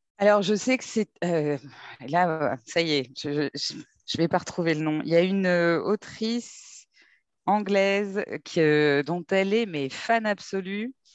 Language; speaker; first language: French; native; French